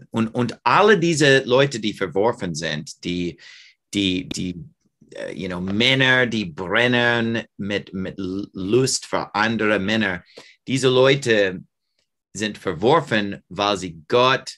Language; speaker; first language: German; non-native, fluent; English